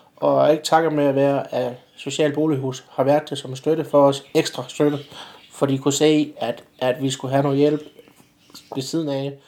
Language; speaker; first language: Danish; native; Danish